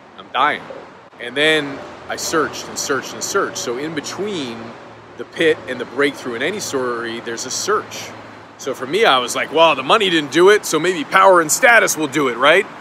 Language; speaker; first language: English; native; English